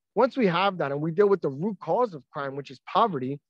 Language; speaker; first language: English; native; English